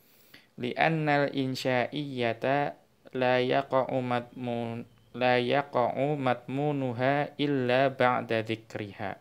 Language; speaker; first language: Arabic; non-native, fluent; Indonesian